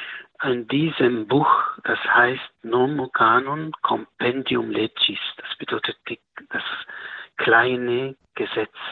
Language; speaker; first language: German; non-native, learner; Arabic